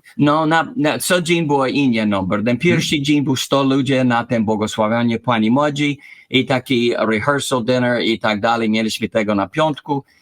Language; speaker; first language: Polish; early bilingual, heritage; English